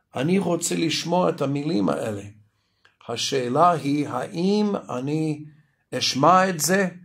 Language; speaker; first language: Hebrew; non-native, fluent; English